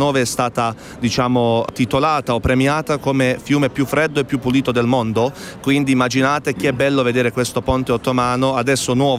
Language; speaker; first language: Italian; non-native, fluent; Bosnian